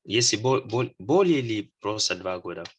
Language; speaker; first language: Russian; non-native, fluent; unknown